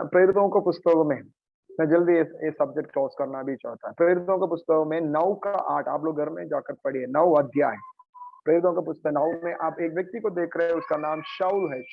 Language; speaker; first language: Hindi; non-native, local second language; Malayalam